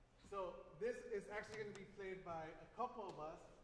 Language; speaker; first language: English; early bilingual, other home language; Spanish